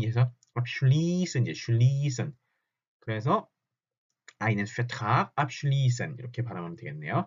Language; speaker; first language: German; non-native, fluent; Korean